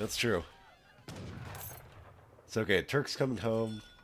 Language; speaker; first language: English; native; English